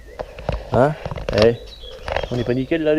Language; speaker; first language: French; native; French